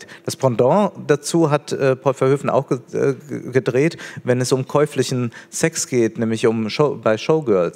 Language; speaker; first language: German; native; German